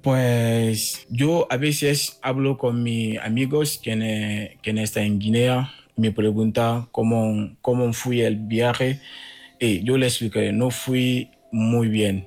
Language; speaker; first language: Spanish; non-native, learner; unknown